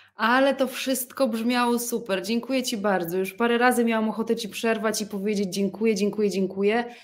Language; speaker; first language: Polish; early bilingual, other home language; Russian